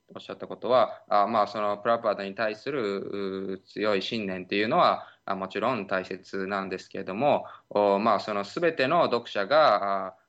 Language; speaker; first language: Japanese; native; Japanese